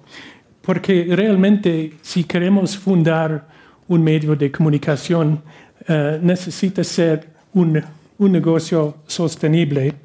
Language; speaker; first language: Spanish; non-native, fluent; English